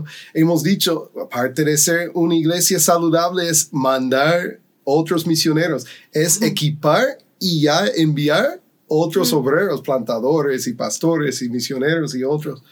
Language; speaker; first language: Spanish; non-native, fluent; English